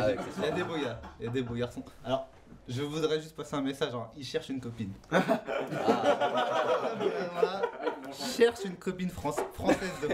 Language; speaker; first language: French; native; French